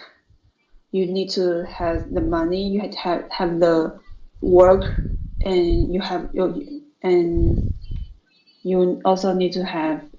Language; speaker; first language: English; non-native, learner; Chinese